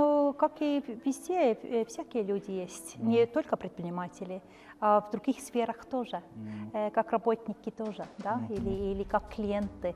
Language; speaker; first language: Russian; non-native, fluent; Estonian